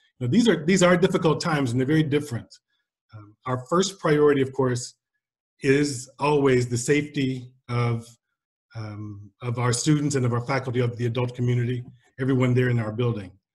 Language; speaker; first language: English; native; English